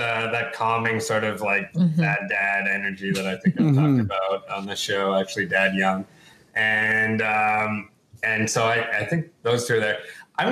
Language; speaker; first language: English; native; English